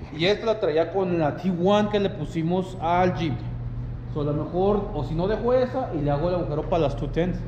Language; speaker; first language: Spanish; early bilingual, heritage; Spanish